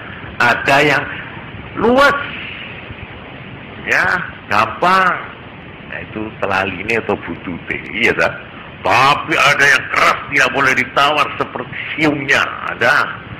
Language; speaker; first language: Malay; non-native, local second language; Javanese